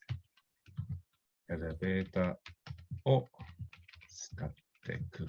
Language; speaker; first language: Japanese; non-native, fluent; English